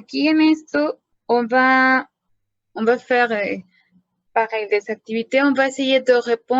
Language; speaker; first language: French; non-native, fluent; Spanish